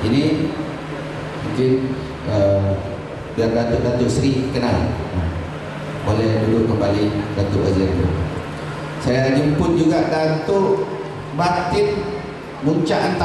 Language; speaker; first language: Indonesian; native; Indonesian